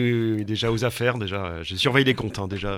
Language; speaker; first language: French; native; French